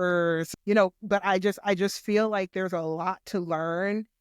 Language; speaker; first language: English; native; English